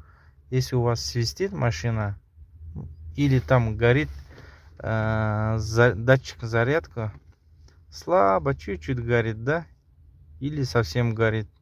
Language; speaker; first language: Russian; non-native, local second language; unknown